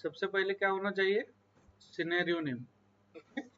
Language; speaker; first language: Hindi; non-native, local second language; Marathi